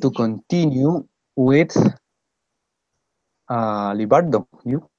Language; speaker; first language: English; non-native, fluent; Spanish